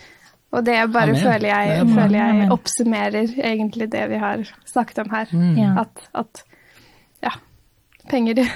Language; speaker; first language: Norwegian; native; Norwegian